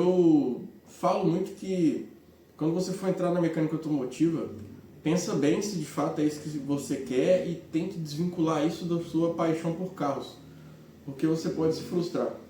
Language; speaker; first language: Portuguese; native; Portuguese